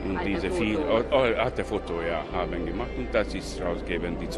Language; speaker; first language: German; non-native, local second language; Hungarian